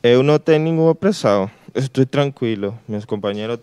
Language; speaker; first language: Portuguese; non-native, learner; Spanish